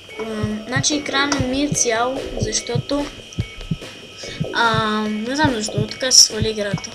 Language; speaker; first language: Bulgarian; native; Bulgarian